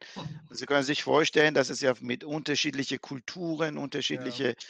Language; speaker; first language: German; non-native, fluent; Persian